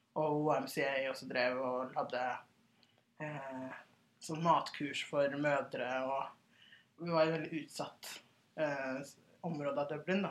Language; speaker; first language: Norwegian; early bilingual, other home language; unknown